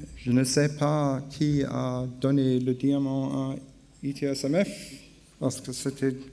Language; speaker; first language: French; non-native, learner; English